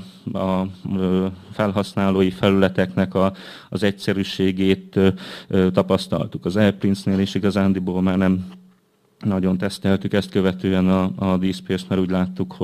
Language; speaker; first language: Hungarian; native; Hungarian